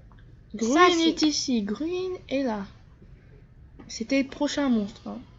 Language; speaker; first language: French; native; French